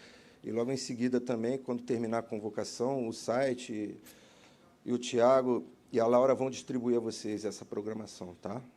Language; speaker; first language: Portuguese; native; Portuguese